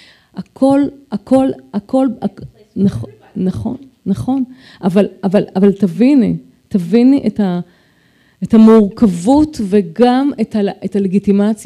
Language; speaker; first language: Hebrew; native; Hebrew